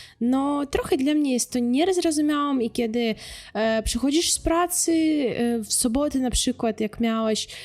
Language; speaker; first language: Polish; non-native, fluent; Russian